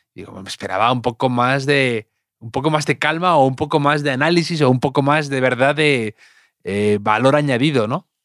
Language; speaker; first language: Spanish; native; Spanish